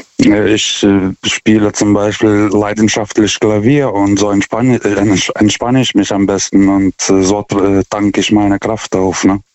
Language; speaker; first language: German; non-native, fluent; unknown